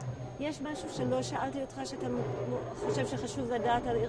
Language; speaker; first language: Hebrew; native; Hebrew